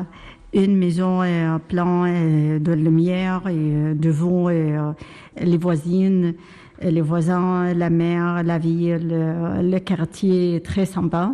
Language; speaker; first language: French; non-native, learner; Arabic